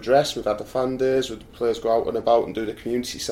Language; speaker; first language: English; native; English